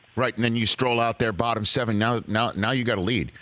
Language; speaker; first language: English; native; English